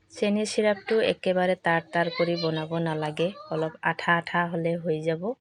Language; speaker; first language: Assamese; native; Assamese